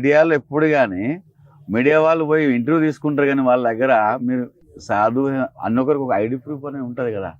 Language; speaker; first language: Telugu; native; Telugu